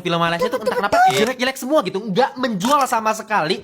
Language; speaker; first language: Indonesian; native; Indonesian